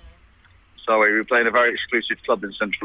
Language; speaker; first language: English; native; English